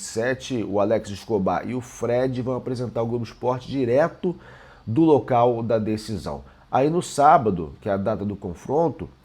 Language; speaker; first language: Portuguese; native; Portuguese